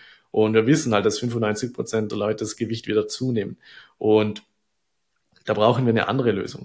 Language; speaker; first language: German; native; German